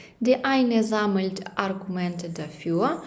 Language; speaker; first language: German; non-native, fluent; Ukrainian